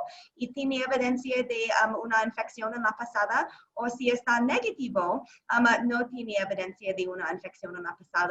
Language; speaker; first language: Spanish; non-native, learner; English